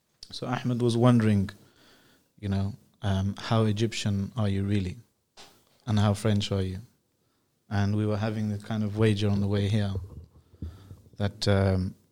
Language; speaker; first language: English; native; English